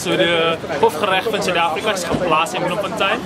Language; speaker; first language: Dutch; non-native, learner; Afrikaans